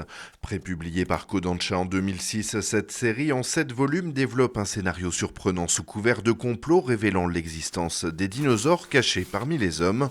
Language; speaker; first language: French; native; French